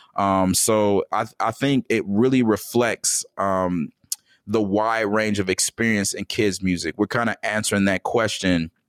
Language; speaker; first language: English; native; English